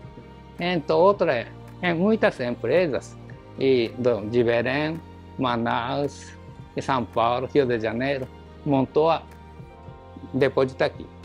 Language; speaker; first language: Portuguese; non-native, learner; Japanese